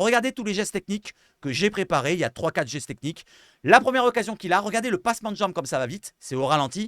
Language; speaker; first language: French; native; French